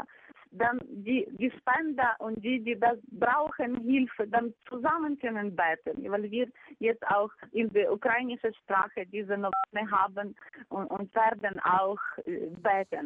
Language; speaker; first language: German; non-native, fluent; Ukrainian